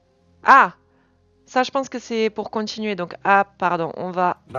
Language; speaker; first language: French; native; French